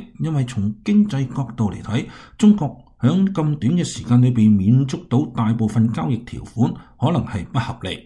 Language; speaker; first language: Chinese; non-native, local second language; Cantonese